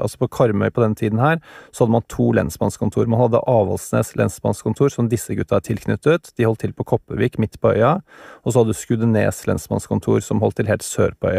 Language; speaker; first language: Norwegian; native; Norwegian